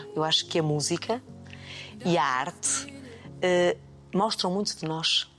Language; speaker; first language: Portuguese; native; Portuguese